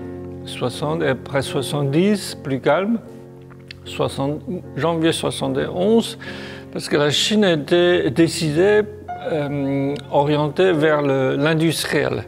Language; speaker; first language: French; non-native, learner; Chinese